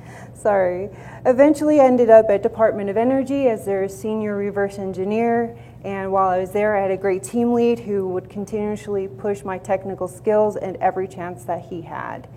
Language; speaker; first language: English; native; English